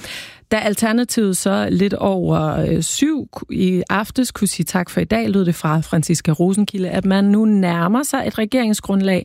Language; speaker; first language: Danish; native; Danish